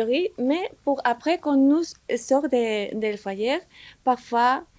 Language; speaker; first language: French; non-native, learner; Spanish